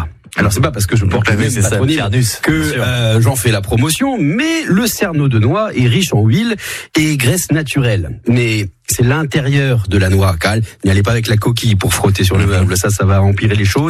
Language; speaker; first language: French; native; French